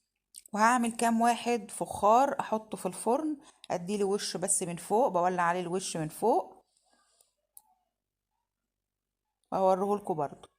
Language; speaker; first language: Arabic; native; Arabic